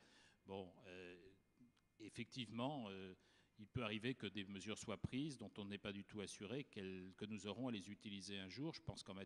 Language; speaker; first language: French; native; French